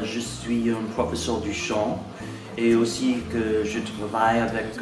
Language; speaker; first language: French; non-native, fluent; English